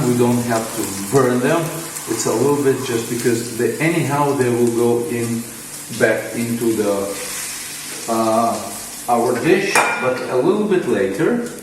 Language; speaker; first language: English; non-native, fluent; Hebrew